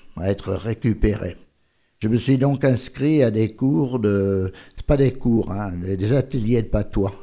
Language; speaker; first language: French; native; French